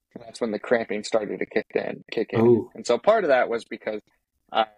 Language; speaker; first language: English; native; English